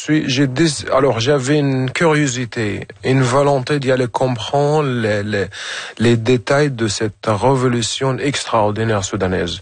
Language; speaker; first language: French; non-native, fluent; Arabic